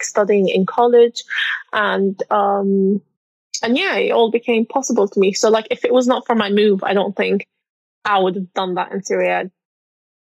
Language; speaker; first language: English; non-native, fluent; Arabic